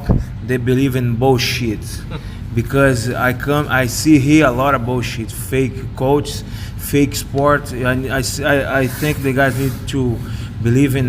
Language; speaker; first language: English; non-native, learner; Portuguese